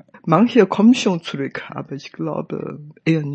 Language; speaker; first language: German; non-native, fluent; Chinese